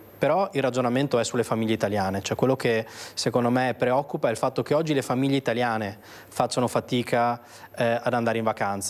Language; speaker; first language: Italian; native; Italian